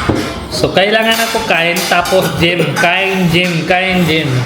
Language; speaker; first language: Filipino; non-native, learner; Punjabi